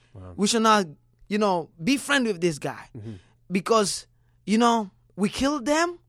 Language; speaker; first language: English; non-native, learner; Kinyarwanda